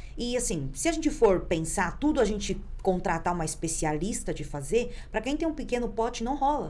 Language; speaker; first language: Portuguese; early bilingual, other home language; Chinese